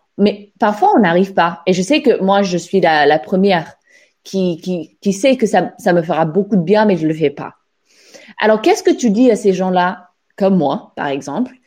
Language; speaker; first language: French; non-native, fluent; English